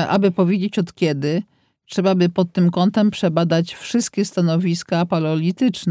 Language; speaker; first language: Polish; native; Polish